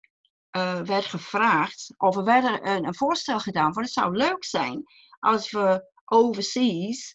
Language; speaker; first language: Dutch; non-native, fluent; English